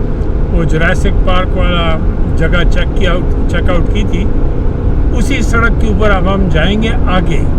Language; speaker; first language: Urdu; non-native, local second language; Punjabi